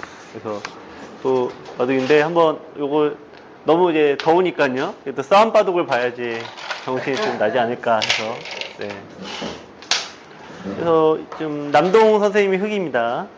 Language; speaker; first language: Korean; native; Korean